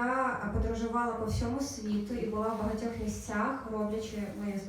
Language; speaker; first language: Ukrainian; native; Ukrainian